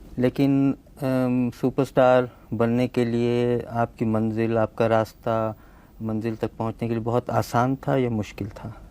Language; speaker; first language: Hindi; native; Hindi